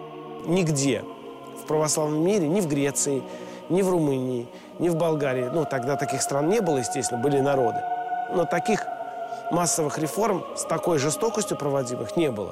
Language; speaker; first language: Russian; native; Russian